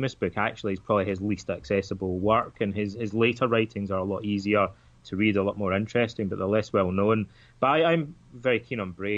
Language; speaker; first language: English; native; English